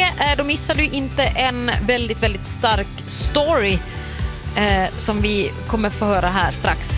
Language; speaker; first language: Swedish; native; Swedish